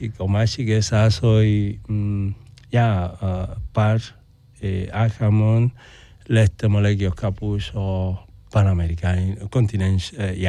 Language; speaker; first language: Hungarian; non-native, fluent; Spanish